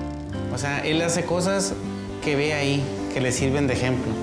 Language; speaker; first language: Spanish; native; Spanish